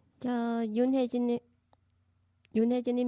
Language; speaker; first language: Korean; non-native, learner; Vietnamese